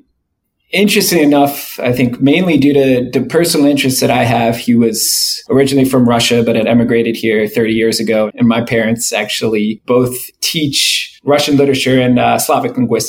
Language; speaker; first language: English; native; English